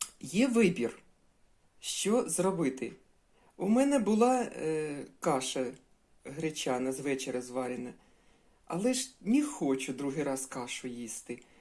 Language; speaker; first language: Ukrainian; non-native, local second language; Russian